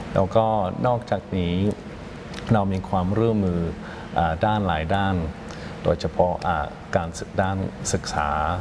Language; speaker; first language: Thai; non-native, fluent; English